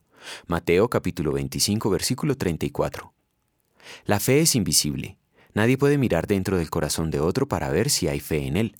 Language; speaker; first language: Spanish; native; Spanish